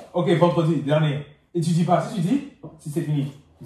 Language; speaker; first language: French; native; French